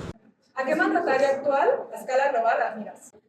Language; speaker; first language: Spanish; native; Spanish